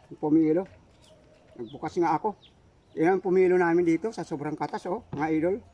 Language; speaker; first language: Filipino; non-native, local second language; Cebuano